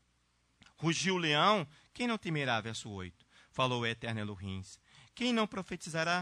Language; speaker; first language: Portuguese; native; Portuguese